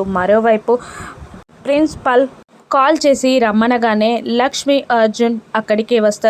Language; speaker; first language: Telugu; native; Telugu